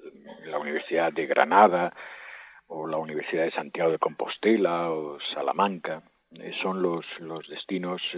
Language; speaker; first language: Spanish; native; Spanish